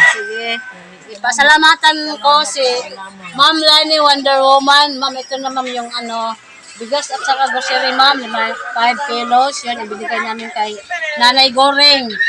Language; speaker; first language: Filipino; non-native, local second language; Cebuano